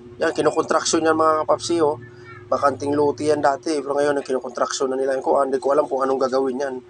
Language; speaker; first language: Filipino; non-native, local second language; Cebuano